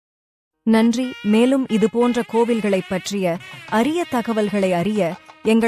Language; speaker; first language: Tamil; native; Tamil